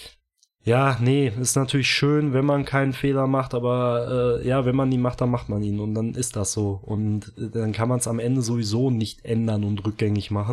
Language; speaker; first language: German; native; German